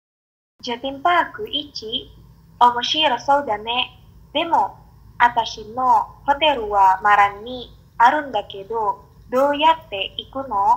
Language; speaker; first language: Japanese; non-native, learner; Indonesian